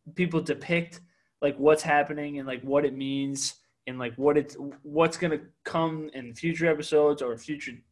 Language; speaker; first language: English; native; English